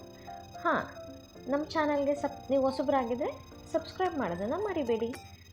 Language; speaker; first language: Kannada; native; Kannada